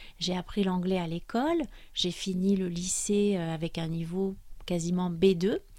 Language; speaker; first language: French; native; French